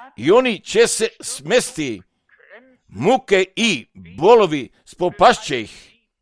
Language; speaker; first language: Serbian; non-native, fluent; German